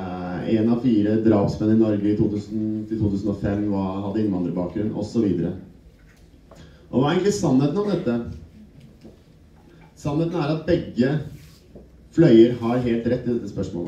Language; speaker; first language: Norwegian; native; Norwegian